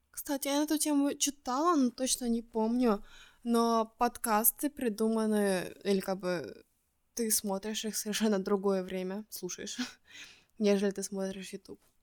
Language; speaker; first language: Russian; native; Russian